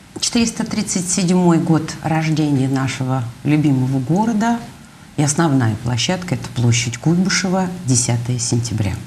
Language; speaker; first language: Russian; native; Russian